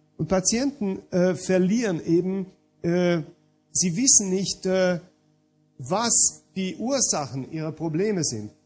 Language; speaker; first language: German; non-native, fluent; Hungarian